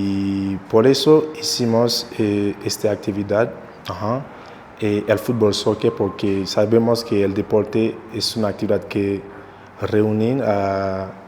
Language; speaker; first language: Spanish; non-native, local second language; Haitian Creole